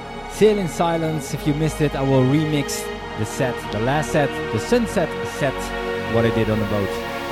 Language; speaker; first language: English; non-native, fluent; Dutch